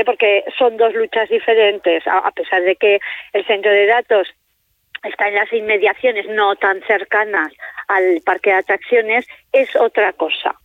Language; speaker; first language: Spanish; native; Spanish